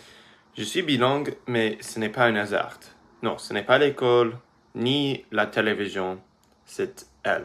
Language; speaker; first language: French; early bilingual, other home language; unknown